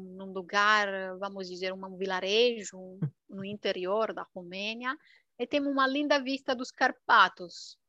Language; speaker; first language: Portuguese; non-native, fluent; Romanian